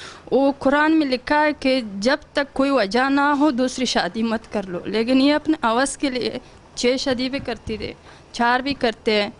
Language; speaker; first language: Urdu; non-native, learner; Pashto